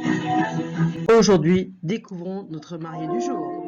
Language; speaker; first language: French; native; French